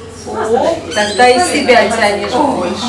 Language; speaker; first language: Russian; non-native, local second language; Ukrainian